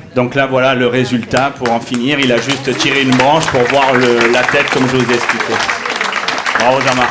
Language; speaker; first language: French; native; French